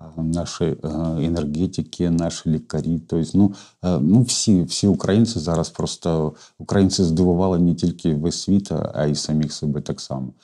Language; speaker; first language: Ukrainian; non-native, local second language; Russian